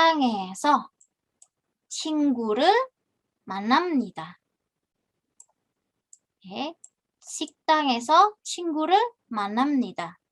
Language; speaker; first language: Korean; non-native, fluent; Indonesian